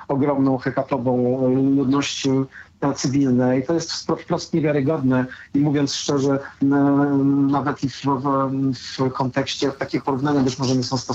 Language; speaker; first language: Polish; native; Polish